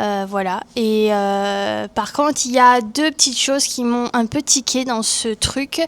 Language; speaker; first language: French; native; French